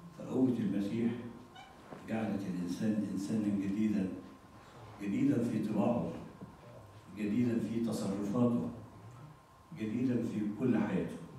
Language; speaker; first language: Arabic; native; Arabic